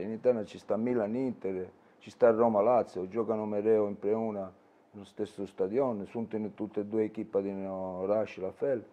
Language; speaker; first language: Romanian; non-native, learner; Italian